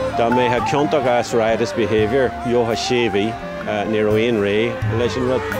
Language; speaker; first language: Irish; non-native, local second language; English